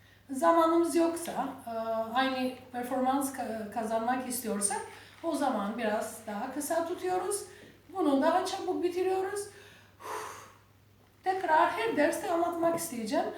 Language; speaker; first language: Turkish; non-native, fluent; Albanian